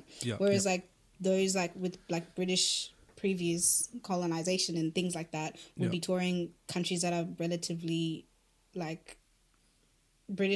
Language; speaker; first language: English; non-native, local second language; Shona